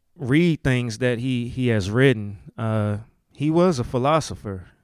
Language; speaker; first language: English; native; English